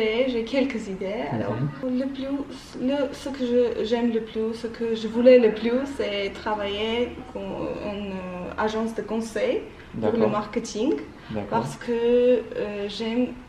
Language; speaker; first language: French; non-native, learner; Armenian